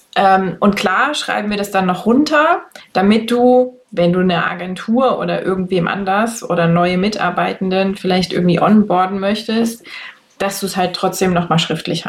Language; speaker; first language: German; native; German